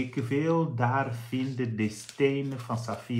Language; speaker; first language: Dutch; non-native, fluent; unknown